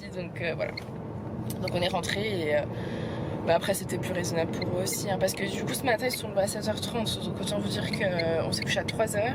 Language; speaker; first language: French; native; French